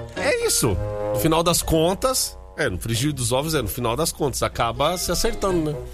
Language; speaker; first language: Portuguese; native; Portuguese